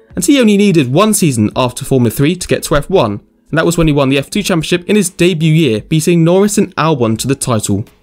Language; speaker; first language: English; native; English